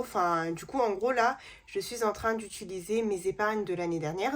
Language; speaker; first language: French; native; French